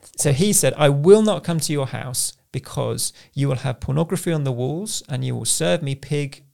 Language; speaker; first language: English; native; English